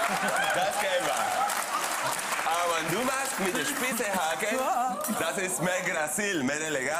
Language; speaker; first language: German; non-native, fluent; Spanish